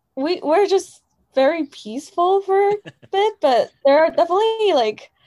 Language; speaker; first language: English; non-native, fluent; Chinese